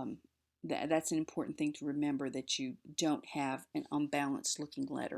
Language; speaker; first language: English; native; English